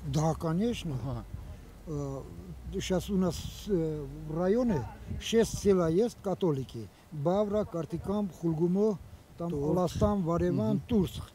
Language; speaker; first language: Russian; non-native, local second language; Turkish